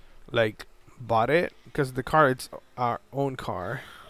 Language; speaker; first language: English; non-native, fluent; Spanish